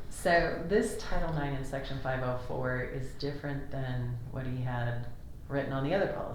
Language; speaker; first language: English; native; English